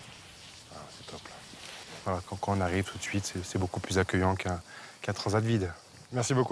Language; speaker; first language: French; native; French